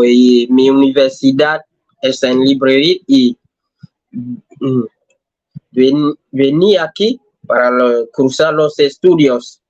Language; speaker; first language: Spanish; non-native, learner; French